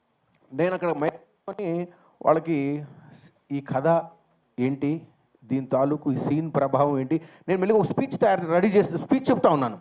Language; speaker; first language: Telugu; native; Telugu